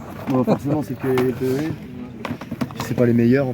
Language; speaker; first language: French; native; French